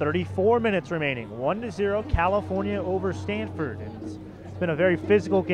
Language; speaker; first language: English; native; English